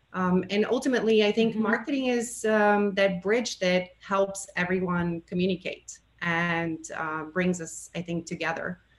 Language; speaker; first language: English; non-native, fluent; Bulgarian